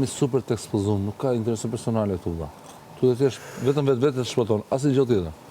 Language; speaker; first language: Albanian; native; Albanian